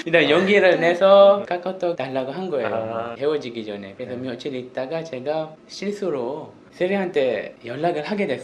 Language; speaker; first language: Korean; non-native, fluent; Malay